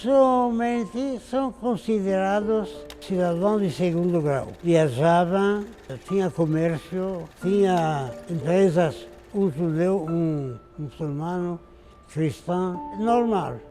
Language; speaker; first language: Portuguese; non-native, fluent; Arabic